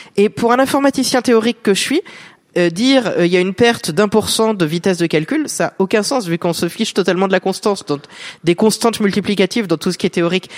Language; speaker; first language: French; native; French